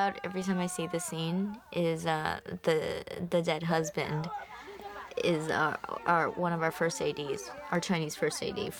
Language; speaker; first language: English; native; English